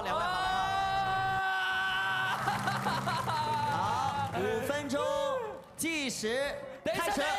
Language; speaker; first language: Chinese; native; Chinese